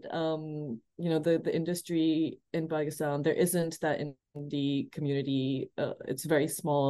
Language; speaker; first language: English; non-native, local second language; Urdu